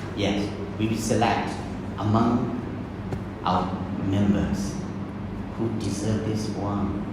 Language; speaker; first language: English; non-native, fluent; Burmese